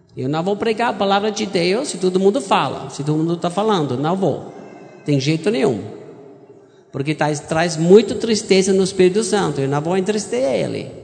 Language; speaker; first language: Portuguese; non-native, learner; German